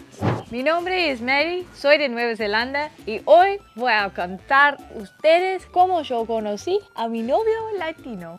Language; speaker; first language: Spanish; non-native, learner; English